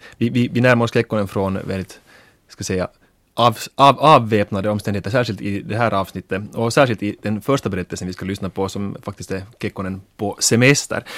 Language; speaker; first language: Swedish; native; Swedish